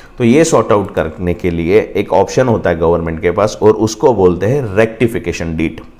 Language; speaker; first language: Hindi; non-native, local second language; Marathi